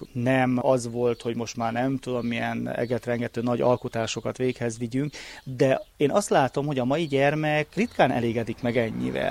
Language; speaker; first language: Hungarian; native; Hungarian